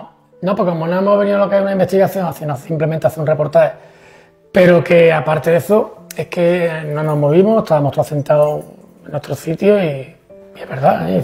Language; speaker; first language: Spanish; native; Spanish